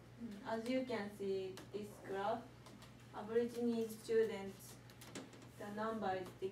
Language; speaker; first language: English; non-native, learner; Japanese